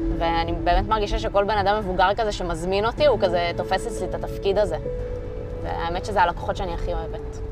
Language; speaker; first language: Hebrew; early bilingual, other home language; Russian